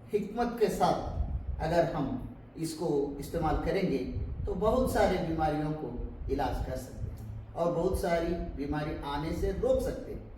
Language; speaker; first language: Hindi; non-native, local second language; Kannada